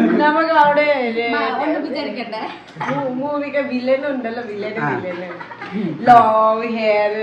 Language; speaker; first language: Malayalam; non-native, learner; Nepali